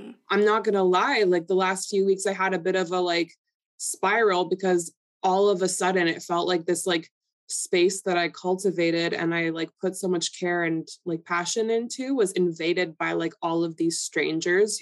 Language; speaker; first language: English; early bilingual, other home language; Polish